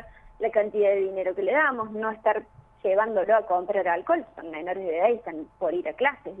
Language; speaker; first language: Spanish; native; Spanish